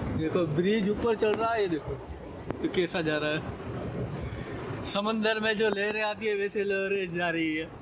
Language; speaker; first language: Hindi; non-native, local second language; Gujarati